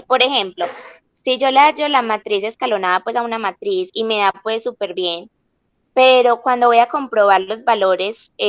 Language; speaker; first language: Spanish; native; Spanish